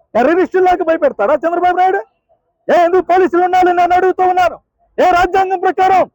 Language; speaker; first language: Telugu; native; Telugu